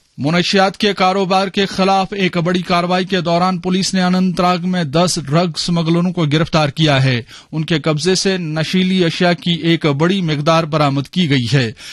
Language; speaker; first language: Urdu; non-native, local second language; Kashmiri